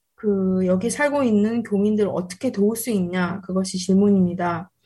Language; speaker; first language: Korean; early bilingual, heritage; Korean